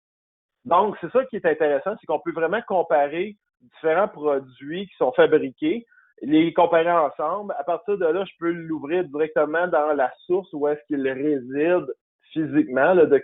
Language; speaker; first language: French; native; French